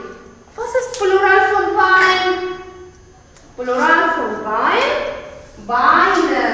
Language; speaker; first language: German; non-native, fluent; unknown